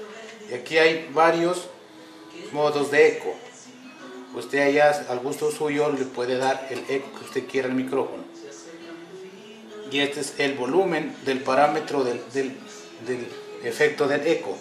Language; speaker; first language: Spanish; native; Spanish